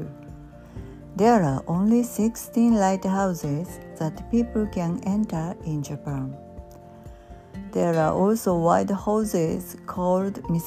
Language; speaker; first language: English; non-native, fluent; Japanese